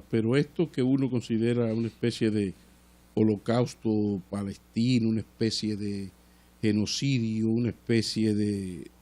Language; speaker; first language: Spanish; native; Spanish